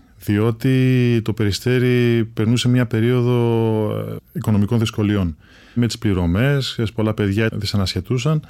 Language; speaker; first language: Greek; native; Greek